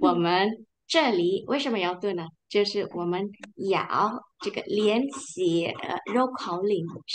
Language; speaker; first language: Chinese; non-native, fluent; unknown